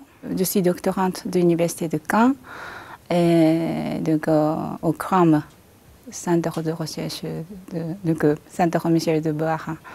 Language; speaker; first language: French; non-native, fluent; Japanese